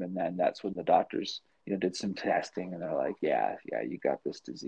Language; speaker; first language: English; native; English